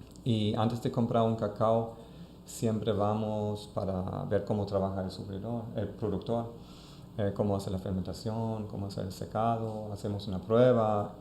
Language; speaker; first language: Spanish; non-native, fluent; German